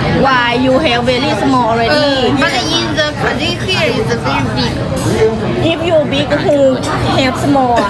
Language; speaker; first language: English; non-native, learner; Thai